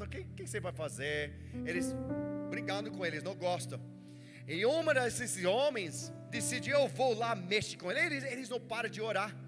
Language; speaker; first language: Portuguese; non-native, learner; English